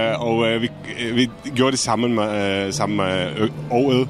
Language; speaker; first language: Danish; non-native, fluent; Czech